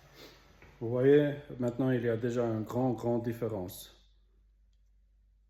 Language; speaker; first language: French; non-native, local second language; German